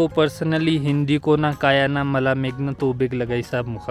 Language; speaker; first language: Filipino; non-native, learner; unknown